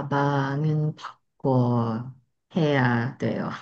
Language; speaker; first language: Korean; non-native, learner; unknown